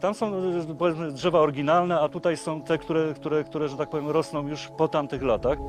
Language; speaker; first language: Polish; native; Polish